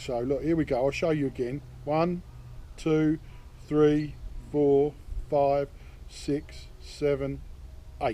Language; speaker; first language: English; native; English